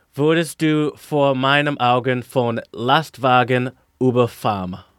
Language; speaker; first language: German; early bilingual, other home language; English